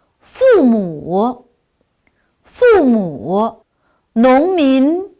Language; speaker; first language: Chinese; non-native, local second language; Uyghur